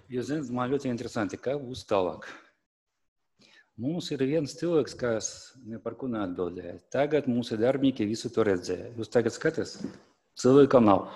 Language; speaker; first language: Latvian; non-native, local second language; Russian